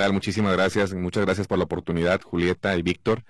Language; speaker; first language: Spanish; native; Spanish